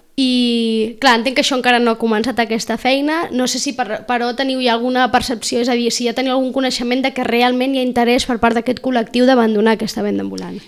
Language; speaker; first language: Catalan; native; Catalan